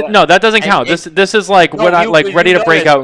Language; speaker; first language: English; native; English